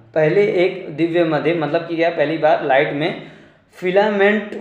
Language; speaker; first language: Hindi; non-native, local second language; Marathi